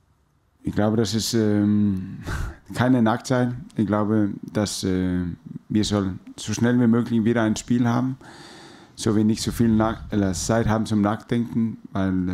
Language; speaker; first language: German; non-native, fluent; Danish